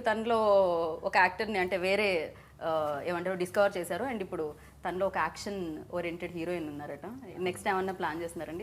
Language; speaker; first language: Telugu; native; Telugu